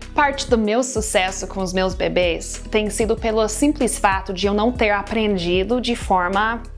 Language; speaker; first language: Portuguese; non-native, fluent; English